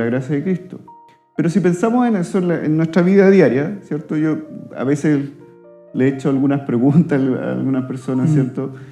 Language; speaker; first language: Spanish; native; Spanish